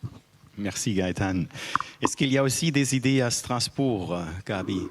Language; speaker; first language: French; non-native, fluent; German